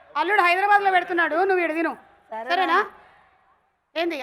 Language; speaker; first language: Telugu; native; Telugu